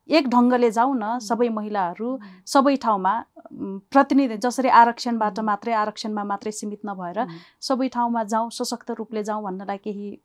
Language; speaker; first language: Nepali; native; Nepali